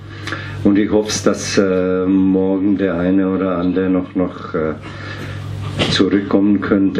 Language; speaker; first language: German; non-native, fluent; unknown